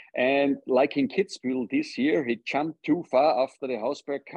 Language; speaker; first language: English; non-native, fluent; German